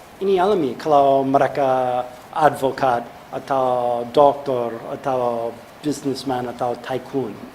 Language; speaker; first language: Indonesian; non-native, fluent; English